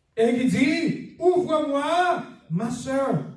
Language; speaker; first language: French; non-native, learner; English